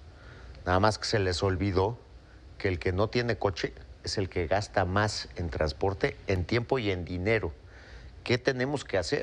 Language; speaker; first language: Spanish; native; Spanish